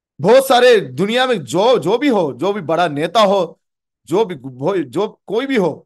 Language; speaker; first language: Hindi; non-native, local second language; Telugu